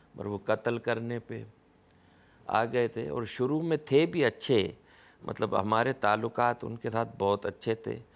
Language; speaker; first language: Urdu; non-native, local second language; Sindhi